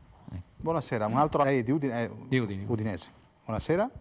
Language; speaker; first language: Italian; native; Italian